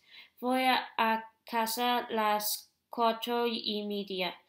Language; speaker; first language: Spanish; non-native, learner; English